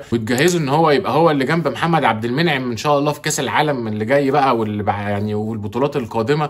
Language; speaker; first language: Arabic; native; Arabic